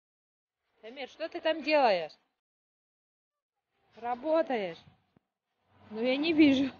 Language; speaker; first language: Russian; non-native, local second language; Tajik